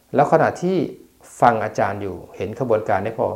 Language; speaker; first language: Thai; native; Thai